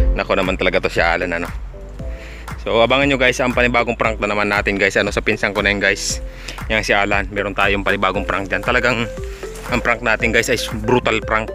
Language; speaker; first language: Filipino; non-native, local second language; Bikol